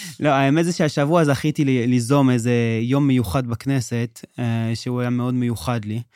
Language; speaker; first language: Hebrew; non-native, fluent; French